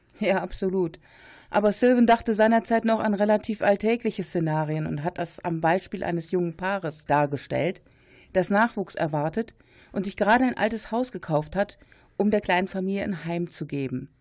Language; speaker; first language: German; native; German